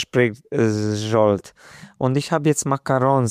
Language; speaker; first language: German; non-native, fluent; Hungarian